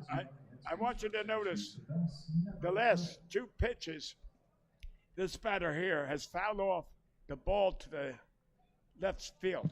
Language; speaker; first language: English; native; English